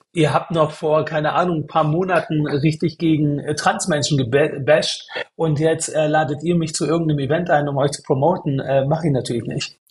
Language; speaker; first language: German; native; German